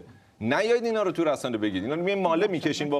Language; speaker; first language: Persian; native; Persian